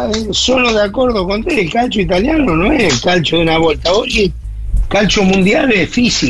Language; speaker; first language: Italian; non-native, fluent; Spanish